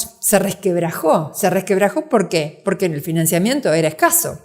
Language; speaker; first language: Spanish; native; Spanish